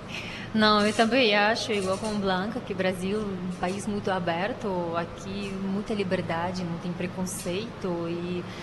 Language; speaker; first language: Portuguese; non-native, fluent; Ukrainian